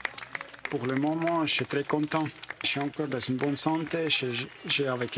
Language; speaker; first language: French; non-native, local second language; German